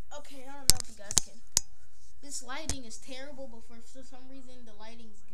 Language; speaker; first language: English; native; English